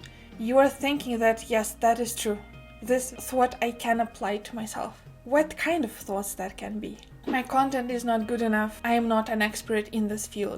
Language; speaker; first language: English; non-native, fluent; Russian